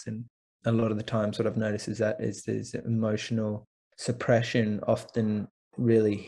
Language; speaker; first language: English; native; English